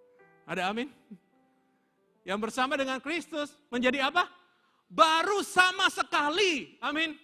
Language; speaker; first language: Indonesian; native; Indonesian